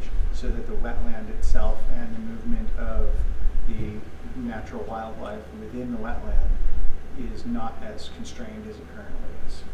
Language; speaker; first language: English; native; English